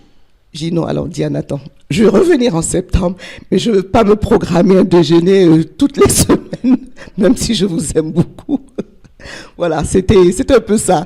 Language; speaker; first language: French; native; French